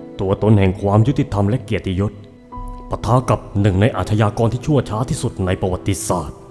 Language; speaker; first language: Thai; native; Thai